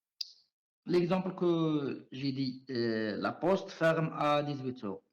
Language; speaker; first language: French; non-native, learner; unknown